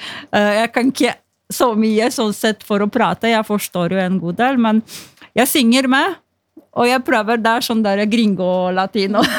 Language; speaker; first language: Norwegian; non-native, fluent; Polish